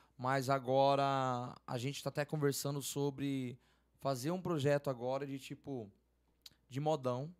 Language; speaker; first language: Portuguese; native; Portuguese